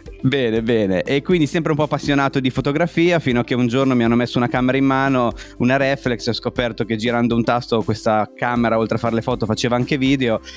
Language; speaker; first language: Italian; native; Italian